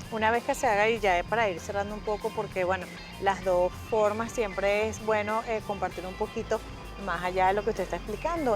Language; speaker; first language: Spanish; native; Spanish